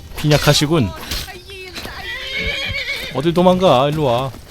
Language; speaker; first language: Korean; native; Korean